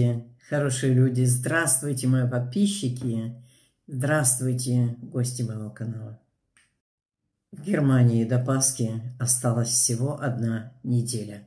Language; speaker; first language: Russian; native; Russian